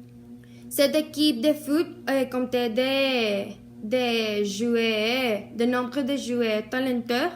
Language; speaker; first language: French; non-native, learner; Spanish